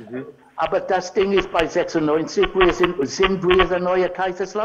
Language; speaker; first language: German; non-native, fluent; English